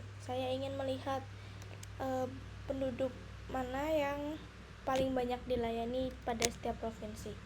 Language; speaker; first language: Indonesian; native; Indonesian